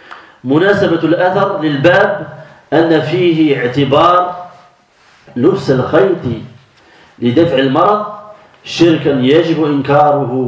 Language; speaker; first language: Arabic; non-native, fluent; French